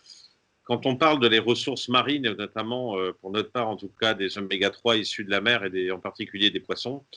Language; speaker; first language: French; native; French